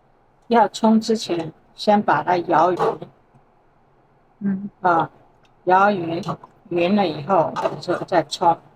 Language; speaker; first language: Chinese; native; Chinese